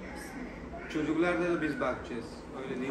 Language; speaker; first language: Turkish; non-native, learner; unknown